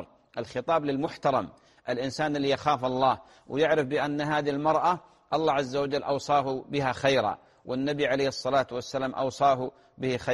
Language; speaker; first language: Arabic; native; Arabic